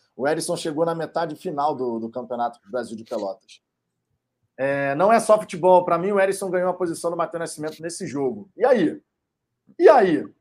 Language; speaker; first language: Portuguese; native; Portuguese